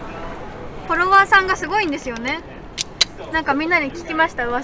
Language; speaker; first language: Japanese; native; Japanese